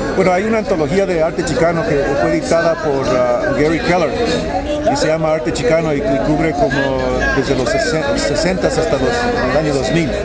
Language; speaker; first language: Spanish; early bilingual, heritage; Spanish